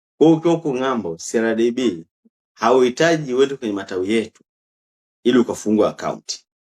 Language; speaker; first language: Swahili; native; Swahili